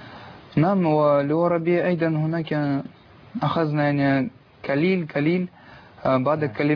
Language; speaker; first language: Arabic; non-native, learner; Russian